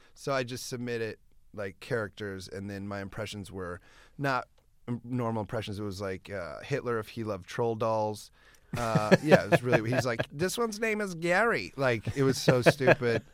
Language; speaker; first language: English; native; English